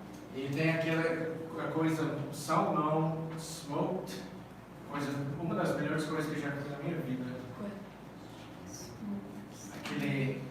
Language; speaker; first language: Portuguese; non-native, fluent; English